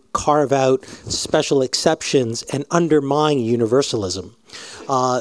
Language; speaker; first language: English; native; English